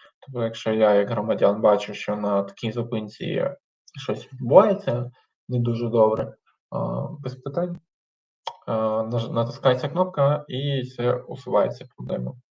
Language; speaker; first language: Ukrainian; non-native, local second language; Russian